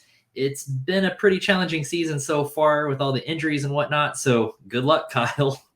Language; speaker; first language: English; native; English